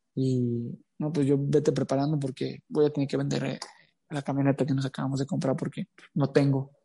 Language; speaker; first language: Spanish; native; Spanish